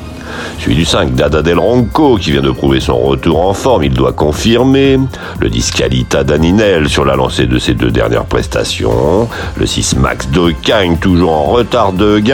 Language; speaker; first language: French; native; French